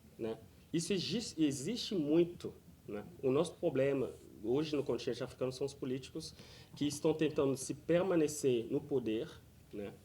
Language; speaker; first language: Portuguese; non-native, fluent; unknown